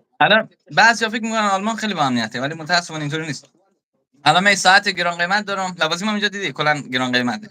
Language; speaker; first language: Persian; native; Persian